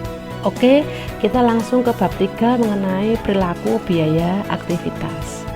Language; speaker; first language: Indonesian; native; Indonesian